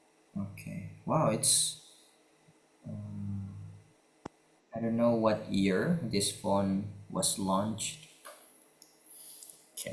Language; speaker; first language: English; non-native, fluent; Indonesian